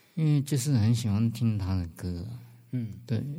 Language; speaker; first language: Chinese; native; Chinese